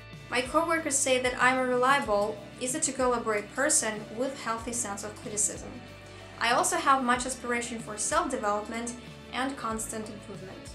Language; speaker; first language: English; non-native, fluent; Russian